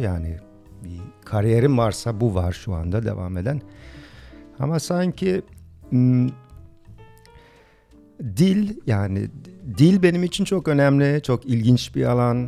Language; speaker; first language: Turkish; early bilingual, other home language; English